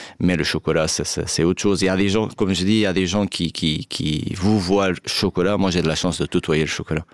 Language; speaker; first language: French; non-native, fluent; Portuguese